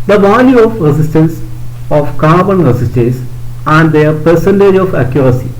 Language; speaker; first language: English; non-native, local second language; Malayalam